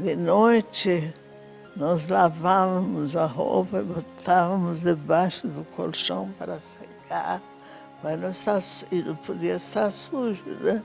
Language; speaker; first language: Portuguese; non-native, fluent; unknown